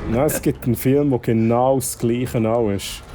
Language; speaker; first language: German; native; German